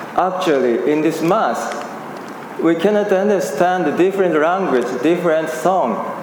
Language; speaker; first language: English; non-native, fluent; Japanese